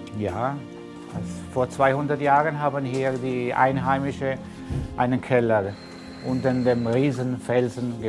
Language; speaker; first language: German; non-native, local second language; Italian